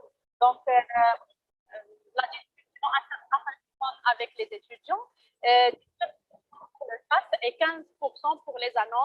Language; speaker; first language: French; non-native, local second language; Arabic